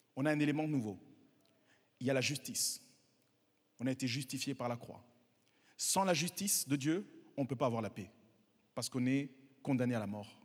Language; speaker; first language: French; non-native, local second language; Kinyarwanda